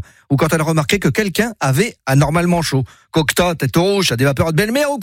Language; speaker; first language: French; native; French